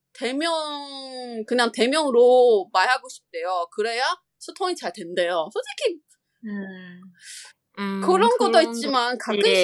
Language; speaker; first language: Korean; non-native, fluent; Chinese